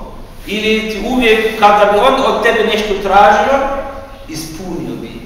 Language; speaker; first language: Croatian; non-native, fluent; Turkish